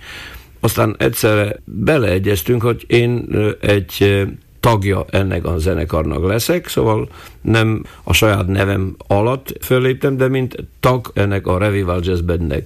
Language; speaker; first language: Hungarian; non-native, local second language; Slovak